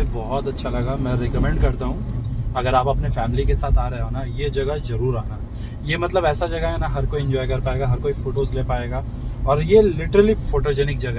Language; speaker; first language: Hindi; non-native, local second language; Bangla